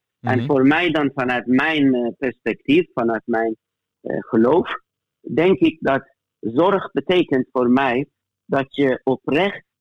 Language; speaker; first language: Dutch; non-native, fluent; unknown